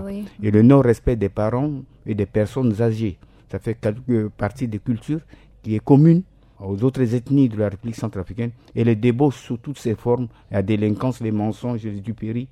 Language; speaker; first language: French; non-native, local second language; Sango